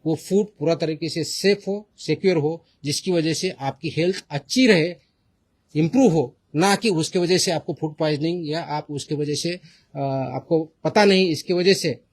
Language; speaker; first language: Hindi; non-native, local second language; Marathi